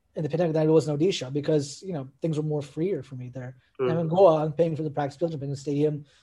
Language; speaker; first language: English; native; English